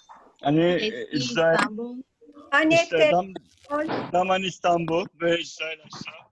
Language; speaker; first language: Hebrew; non-native, fluent; Turkish